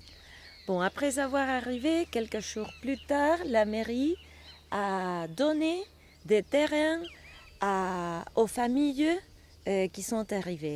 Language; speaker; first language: French; non-native, fluent; Spanish